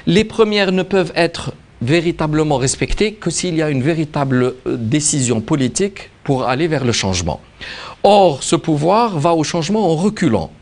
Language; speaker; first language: French; non-native, local second language; Arabic